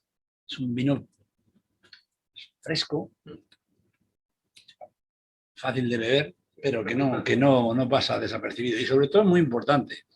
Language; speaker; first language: Spanish; native; Spanish